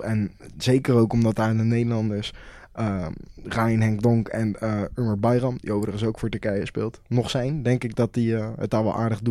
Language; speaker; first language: Dutch; native; Dutch